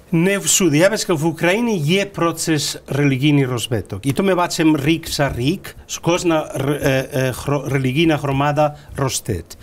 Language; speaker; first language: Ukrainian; non-native, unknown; Spanish